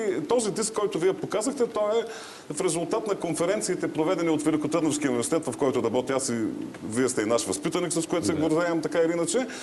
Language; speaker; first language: Bulgarian; native; Bulgarian